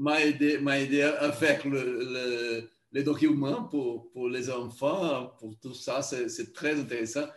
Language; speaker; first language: French; non-native, learner; Portuguese